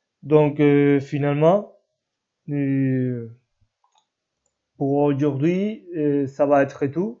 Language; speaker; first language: French; non-native, learner; Spanish